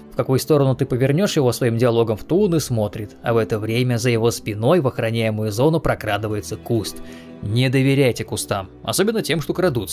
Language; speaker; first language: Russian; native; Russian